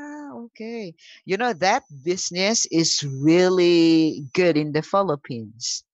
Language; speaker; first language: English; non-native, local second language; Filipino